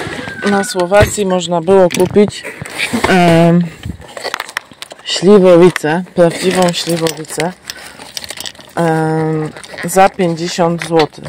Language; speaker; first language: Polish; native; Polish